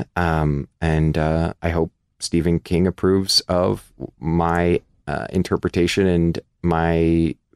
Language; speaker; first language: English; native; English